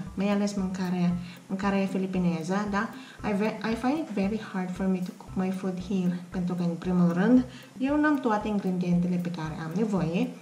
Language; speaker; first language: Romanian; non-native, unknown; Filipino